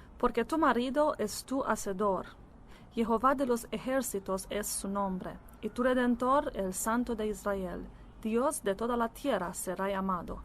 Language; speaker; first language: Spanish; non-native, learner; Italian